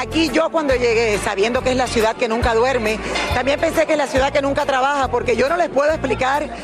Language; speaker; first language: Spanish; native; Spanish